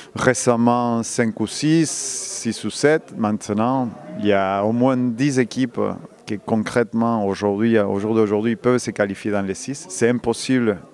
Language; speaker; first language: French; non-native, fluent; Spanish